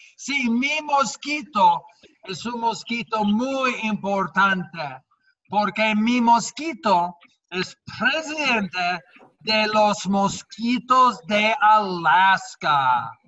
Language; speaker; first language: Spanish; non-native, fluent; English